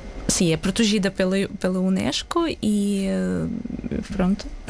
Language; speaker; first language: Portuguese; non-native, fluent; Ukrainian